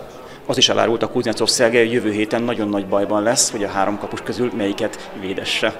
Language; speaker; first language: Hungarian; native; Hungarian